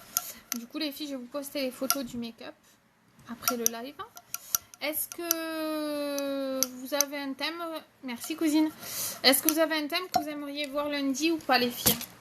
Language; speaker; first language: French; native; French